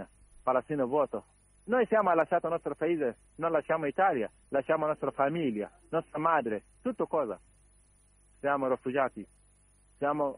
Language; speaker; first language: Italian; non-native, learner; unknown